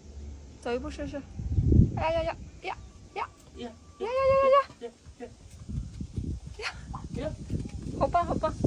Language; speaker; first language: Chinese; native; Chinese